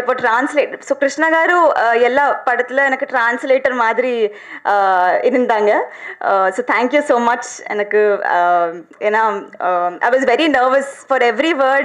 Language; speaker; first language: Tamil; non-native, learner; Telugu